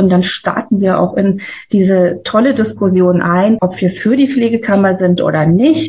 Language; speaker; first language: German; native; German